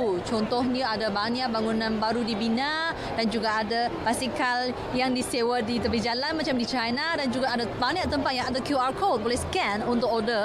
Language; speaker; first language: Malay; non-native, fluent; Chinese